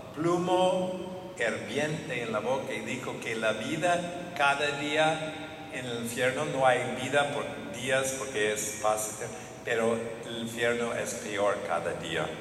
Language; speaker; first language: Spanish; non-native, fluent; English